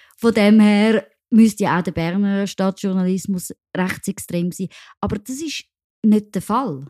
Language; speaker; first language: German; non-native, local second language; French